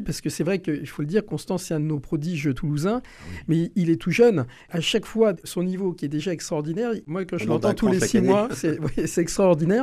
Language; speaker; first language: French; native; French